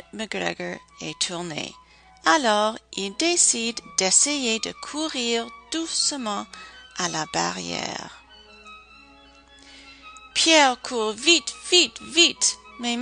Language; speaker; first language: French; non-native, fluent; English